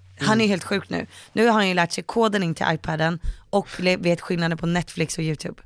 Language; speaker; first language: Swedish; native; Swedish